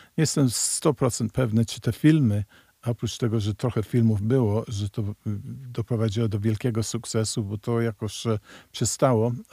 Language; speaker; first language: Polish; early bilingual, heritage; Polish